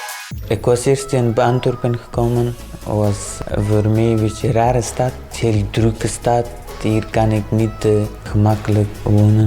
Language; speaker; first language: Dutch; non-native, learner; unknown